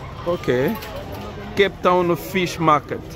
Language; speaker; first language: English; non-native, learner; Lingala